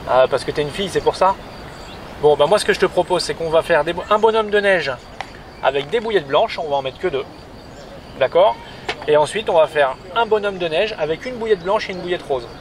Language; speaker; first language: French; native; French